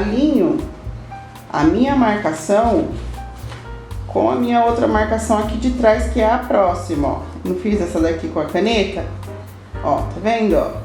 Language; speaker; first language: Portuguese; native; Portuguese